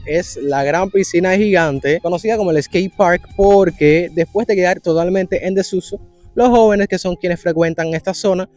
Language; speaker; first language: Spanish; native; Spanish